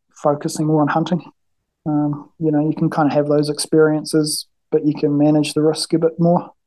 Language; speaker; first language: English; native; English